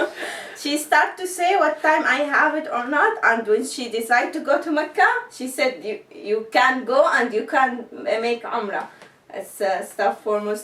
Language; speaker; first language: English; non-native, learner; Arabic